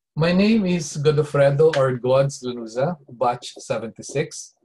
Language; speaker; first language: English; non-native, local second language; Bikol